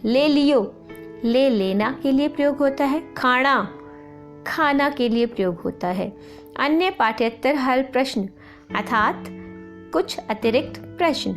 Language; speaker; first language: Hindi; native; Hindi